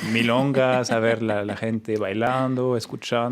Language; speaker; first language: Spanish; non-native, fluent; French